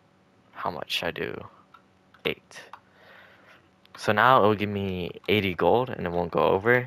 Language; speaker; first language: English; native; English